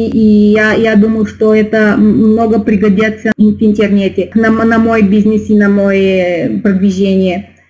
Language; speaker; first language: Russian; non-native, learner; Bulgarian